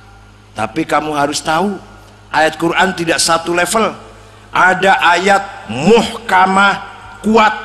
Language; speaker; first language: Indonesian; native; Indonesian